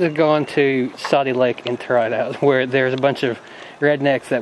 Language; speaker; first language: English; native; English